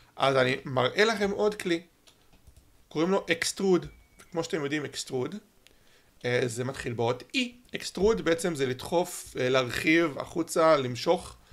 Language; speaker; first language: Hebrew; native; Hebrew